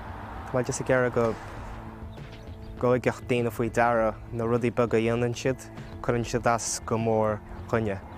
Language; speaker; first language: Irish; early bilingual, other home language; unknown